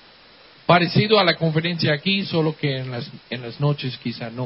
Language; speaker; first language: Spanish; native; Spanish